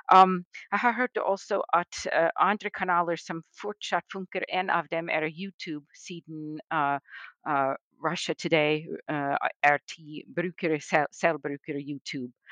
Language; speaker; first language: Norwegian; non-native, fluent; English